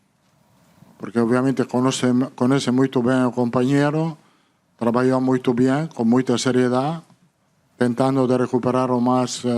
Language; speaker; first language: Portuguese; non-native, fluent; Italian